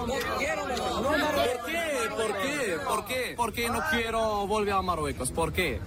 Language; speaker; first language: Spanish; non-native, learner; Arabic